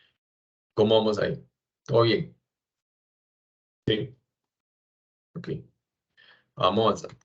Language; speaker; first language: Spanish; native; Spanish